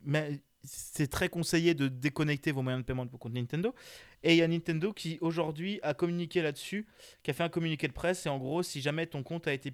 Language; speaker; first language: French; native; French